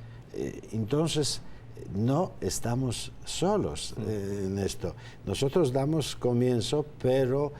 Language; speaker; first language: Spanish; non-native, fluent; Polish